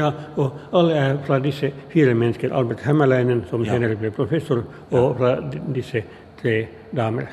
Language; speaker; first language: Norwegian; non-native, fluent; Finnish